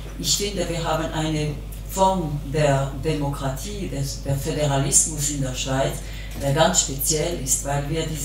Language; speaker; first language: German; non-native, local second language; French